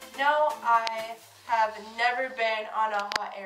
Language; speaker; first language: English; native; English